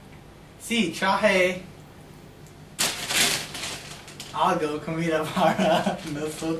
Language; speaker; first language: Spanish; non-native, learner; English